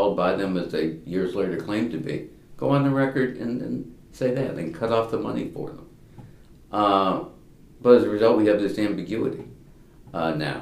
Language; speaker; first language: English; native; English